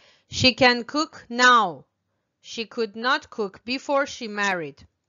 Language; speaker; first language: English; non-native, fluent; Persian